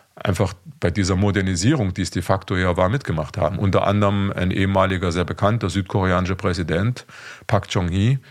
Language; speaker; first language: German; native; German